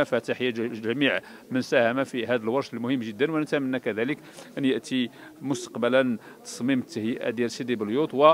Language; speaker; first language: Arabic; native; Arabic